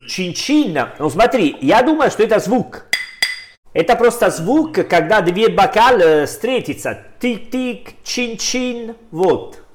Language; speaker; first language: Russian; non-native, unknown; Italian